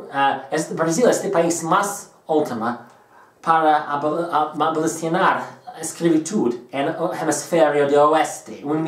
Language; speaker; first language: Spanish; non-native, learner; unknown